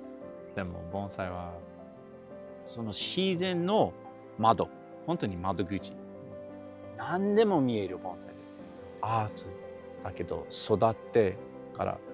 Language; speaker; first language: Japanese; non-native, learner; English